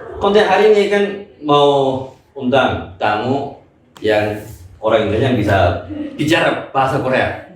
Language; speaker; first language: Indonesian; non-native, fluent; Korean